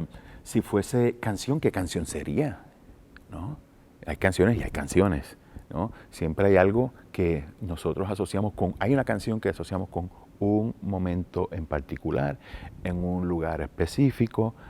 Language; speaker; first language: Spanish; native; Spanish